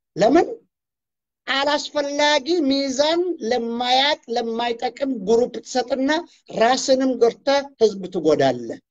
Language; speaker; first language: Amharic; non-native, local second language; Oromo